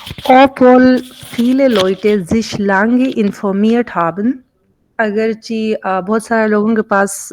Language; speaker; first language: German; non-native, learner; Urdu